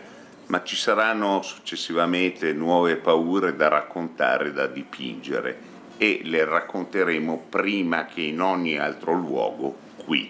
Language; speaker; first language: Italian; native; Italian